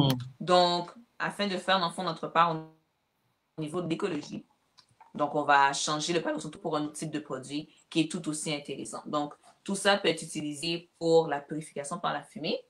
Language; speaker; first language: French; native; French